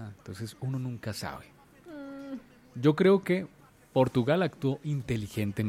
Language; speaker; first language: Spanish; native; Spanish